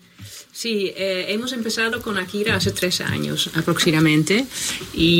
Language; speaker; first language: Spanish; non-native, fluent; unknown